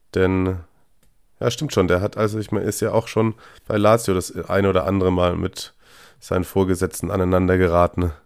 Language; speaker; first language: German; native; German